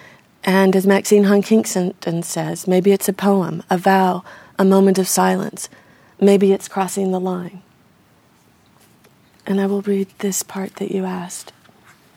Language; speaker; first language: English; native; English